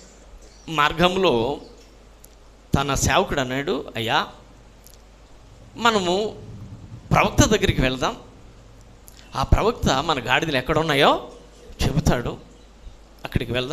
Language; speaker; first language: Telugu; native; Telugu